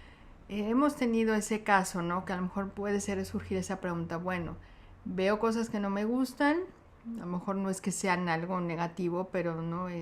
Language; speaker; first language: Spanish; native; Spanish